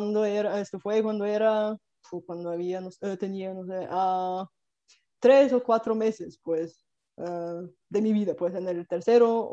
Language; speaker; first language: Spanish; non-native, fluent; Bulgarian